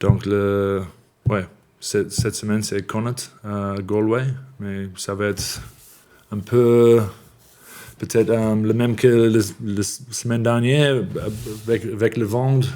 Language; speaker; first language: French; non-native, learner; English